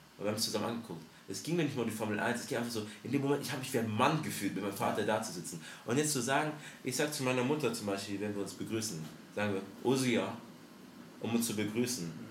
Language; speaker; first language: German; early bilingual, other home language; French